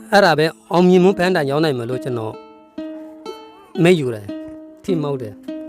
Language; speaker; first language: Burmese; non-native, local second language; Rohingya